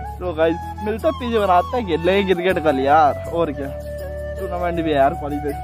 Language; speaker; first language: Hindi; native; Hindi